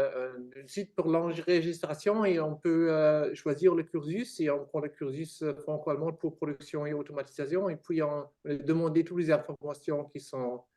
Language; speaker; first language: French; non-native, fluent; German